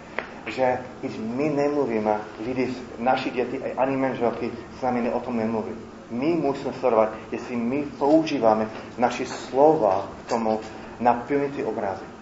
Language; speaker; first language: Czech; non-native, fluent; English